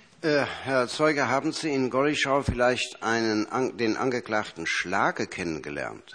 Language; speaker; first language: German; native; German